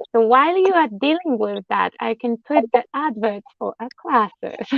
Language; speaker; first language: English; non-native, fluent; Polish